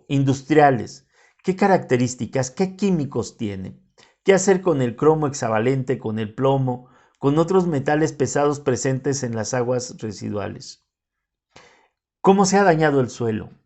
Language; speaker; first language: Spanish; native; Spanish